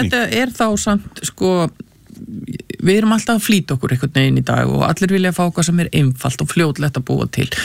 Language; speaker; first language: Icelandic; native; Icelandic